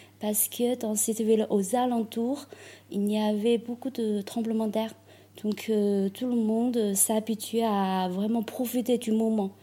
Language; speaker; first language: French; non-native, fluent; Chinese